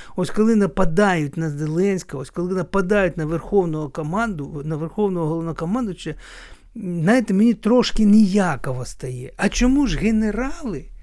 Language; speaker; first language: Ukrainian; non-native, local second language; Russian